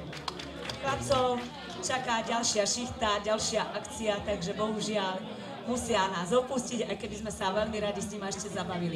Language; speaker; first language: Slovak; native; Slovak